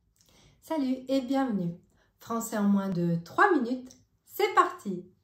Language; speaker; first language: French; non-native, fluent; Italian